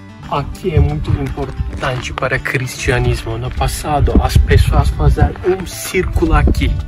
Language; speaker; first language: Portuguese; non-native, learner; Turkish